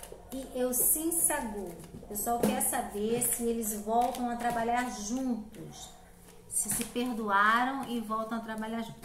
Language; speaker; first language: Portuguese; native; Portuguese